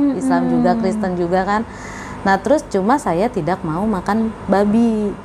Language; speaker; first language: Indonesian; native; Indonesian